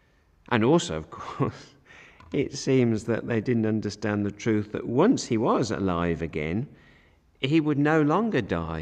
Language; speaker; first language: English; native; English